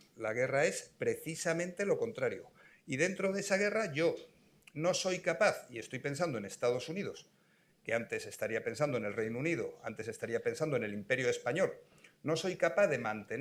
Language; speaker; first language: Spanish; native; Spanish